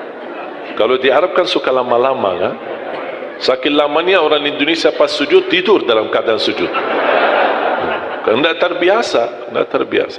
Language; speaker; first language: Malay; non-native, fluent; Arabic